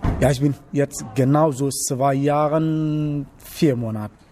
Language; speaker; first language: German; non-native, learner; Wolof